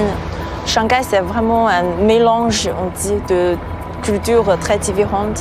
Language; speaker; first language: French; non-native, fluent; Chinese